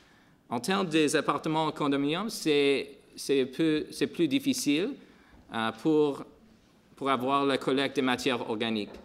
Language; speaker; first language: French; non-native, local second language; English